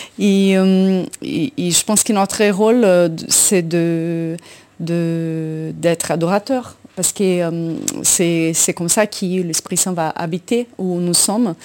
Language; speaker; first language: French; non-native, fluent; Portuguese